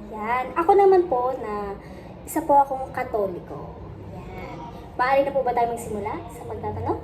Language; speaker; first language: Filipino; native; Filipino